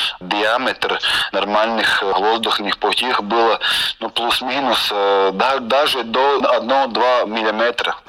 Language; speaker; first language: Russian; non-native, local second language; Latvian